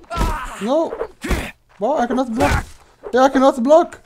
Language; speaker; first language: English; non-native, fluent; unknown